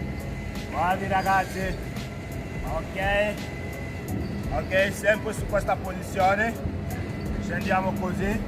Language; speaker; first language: Italian; non-native, learner; French